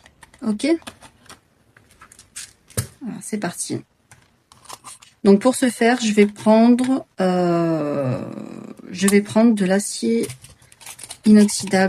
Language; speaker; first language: French; native; French